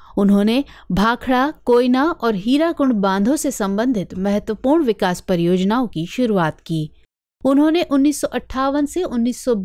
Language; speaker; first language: Hindi; native; Hindi